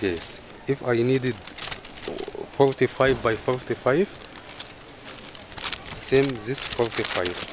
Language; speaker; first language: English; non-native, learner; Arabic